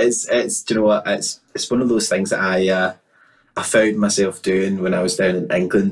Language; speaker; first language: English; native; English